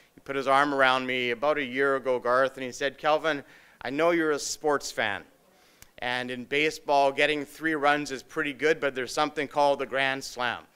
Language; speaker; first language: English; native; English